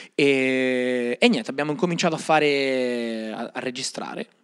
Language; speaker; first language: Italian; native; Italian